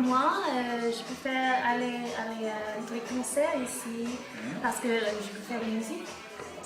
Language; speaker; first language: French; non-native, learner; English